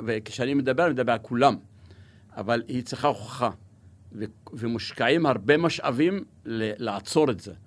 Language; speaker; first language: Hebrew; non-native, local second language; Arabic